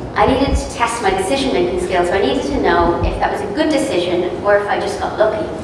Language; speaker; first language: English; native; English